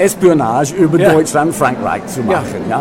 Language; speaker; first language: German; non-native, fluent; English